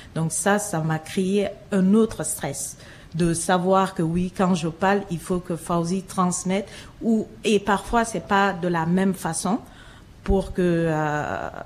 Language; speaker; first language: French; non-native, local second language; Fula